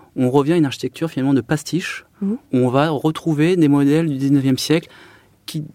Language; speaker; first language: French; native; French